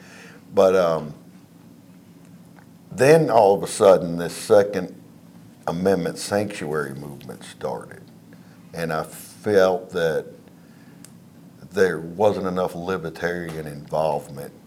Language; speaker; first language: English; native; English